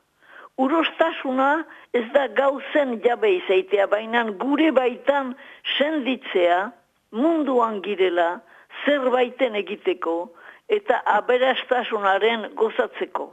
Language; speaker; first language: Basque; native; Basque